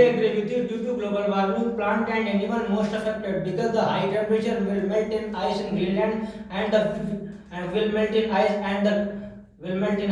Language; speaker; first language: English; non-native, learner; Hindi